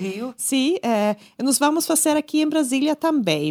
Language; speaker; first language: Portuguese; non-native, learner; Swedish